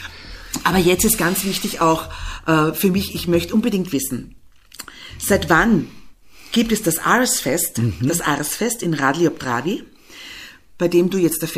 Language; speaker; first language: German; native; German